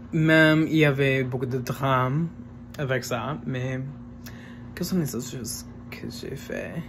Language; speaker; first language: French; non-native, fluent; English